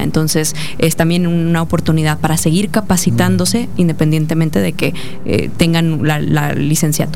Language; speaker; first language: Spanish; native; Spanish